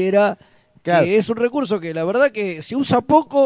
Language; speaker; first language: Spanish; native; Spanish